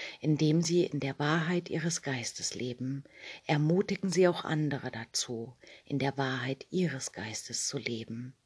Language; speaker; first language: German; native; German